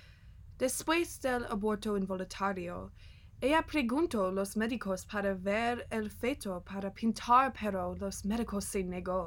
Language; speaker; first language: Spanish; non-native, learner; English